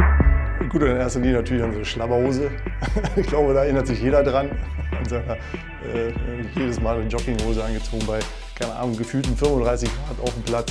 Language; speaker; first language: German; native; German